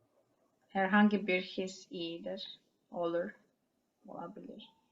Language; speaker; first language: Turkish; non-native, learner; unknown